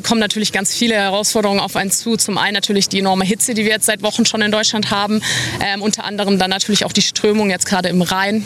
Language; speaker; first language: German; native; German